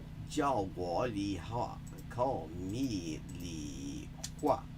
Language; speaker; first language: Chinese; non-native, learner; English